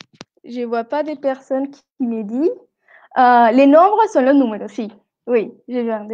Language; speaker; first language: French; non-native, fluent; Spanish